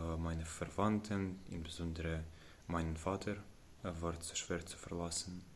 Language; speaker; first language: German; non-native, learner; Ukrainian